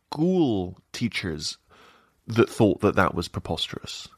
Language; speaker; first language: English; native; English